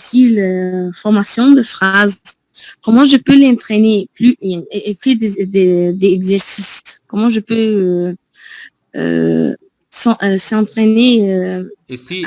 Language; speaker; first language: French; non-native, learner; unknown